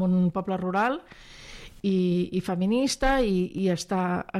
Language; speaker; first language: Catalan; non-native, local second language; French